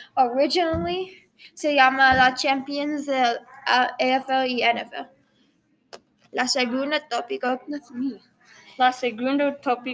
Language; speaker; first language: Spanish; non-native, learner; English